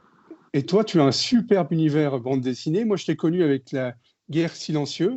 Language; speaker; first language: French; native; French